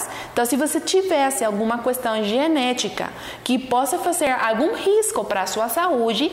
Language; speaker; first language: Portuguese; non-native, learner; Spanish